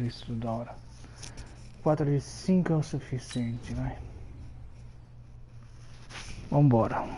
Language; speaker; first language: Portuguese; early bilingual, heritage; Portuguese